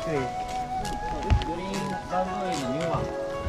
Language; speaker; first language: English; non-native, learner; Japanese